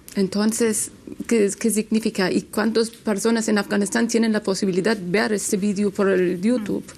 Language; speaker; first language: Spanish; non-native, learner; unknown